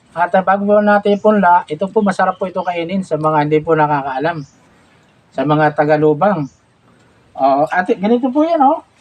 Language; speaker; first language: Filipino; native; Filipino